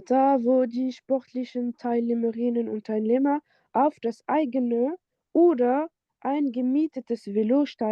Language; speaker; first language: German; non-native, learner; French